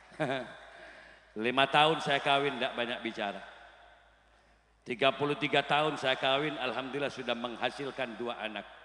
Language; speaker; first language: Indonesian; non-native, local second language; Madurese